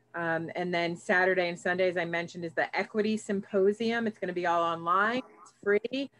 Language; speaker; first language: English; native; English